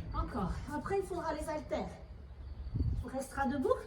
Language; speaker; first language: French; native; French